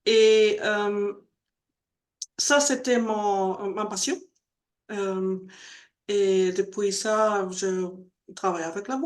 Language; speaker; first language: French; non-native, learner; Spanish